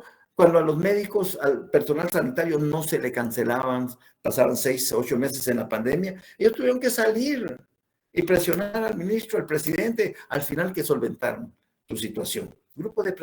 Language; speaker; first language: Spanish; native; Spanish